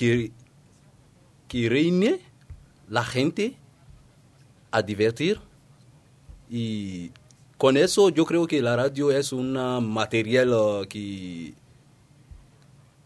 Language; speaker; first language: Spanish; non-native, learner; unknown